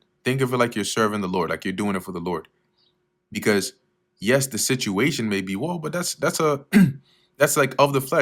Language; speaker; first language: English; native; English